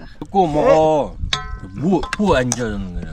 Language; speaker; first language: Korean; non-native, learner; Mongolian